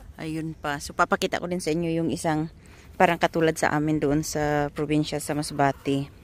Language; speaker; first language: Filipino; non-native, local second language; Masbatenyo